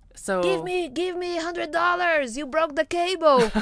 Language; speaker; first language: English; non-native, fluent; Portuguese